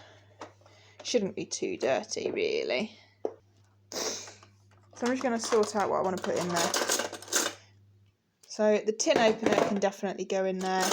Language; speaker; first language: English; native; English